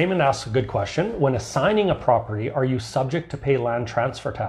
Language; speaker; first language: English; native; English